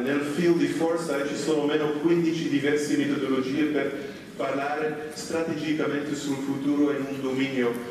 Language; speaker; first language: Italian; non-native, fluent; Dutch